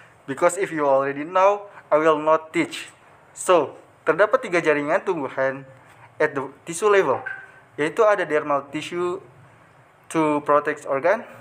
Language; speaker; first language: English; non-native, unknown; Indonesian